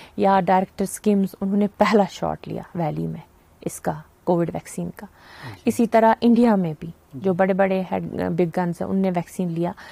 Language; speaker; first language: Hindi; non-native, local second language; Kashmiri